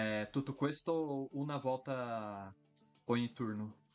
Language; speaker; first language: Italian; non-native, fluent; Portuguese